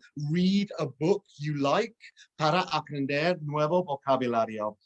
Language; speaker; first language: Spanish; non-native, fluent; English